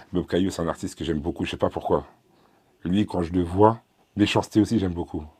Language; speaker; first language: French; early bilingual, other home language; Haitian Creole